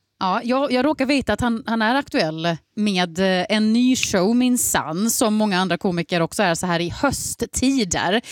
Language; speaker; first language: Swedish; native; Swedish